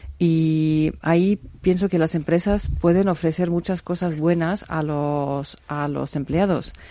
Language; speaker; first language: Spanish; non-native, fluent; German